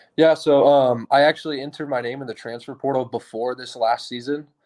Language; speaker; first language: English; native; English